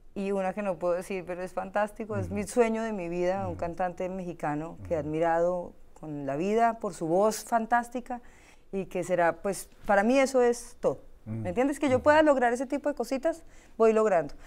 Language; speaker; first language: Spanish; native; Spanish